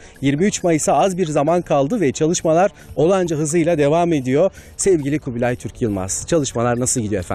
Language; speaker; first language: Turkish; native; Turkish